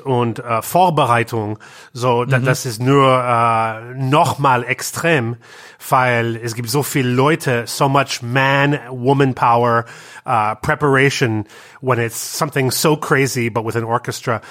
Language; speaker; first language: German; non-native, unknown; English